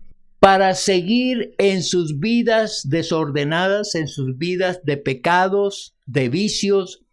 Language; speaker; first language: Spanish; native; Spanish